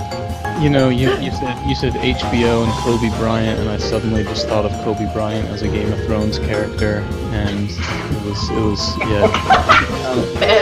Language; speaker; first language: English; native; English